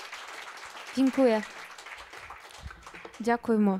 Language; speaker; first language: Polish; non-native, learner; Belarusian